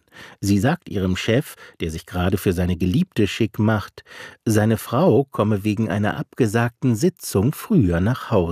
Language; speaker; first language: German; native; German